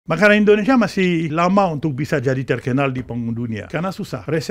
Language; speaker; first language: Indonesian; non-native, fluent; French